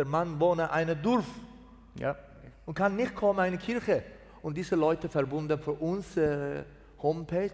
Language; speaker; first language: German; non-native, learner; Persian